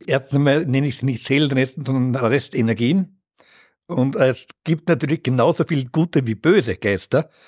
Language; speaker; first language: German; native; German